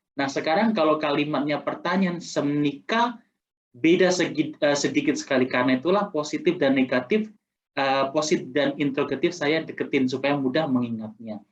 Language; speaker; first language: Indonesian; native; Indonesian